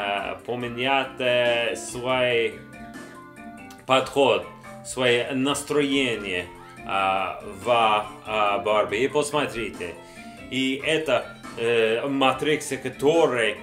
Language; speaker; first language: Russian; non-native, learner; English